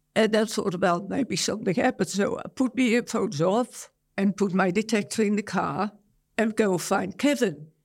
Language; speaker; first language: English; non-native, fluent; Dutch